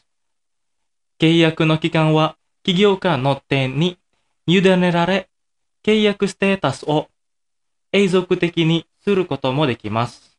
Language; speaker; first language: Japanese; non-native, fluent; Indonesian